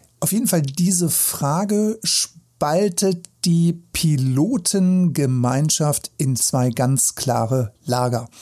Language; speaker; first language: German; native; German